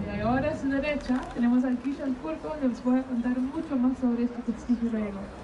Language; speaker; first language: Spanish; non-native, fluent; Danish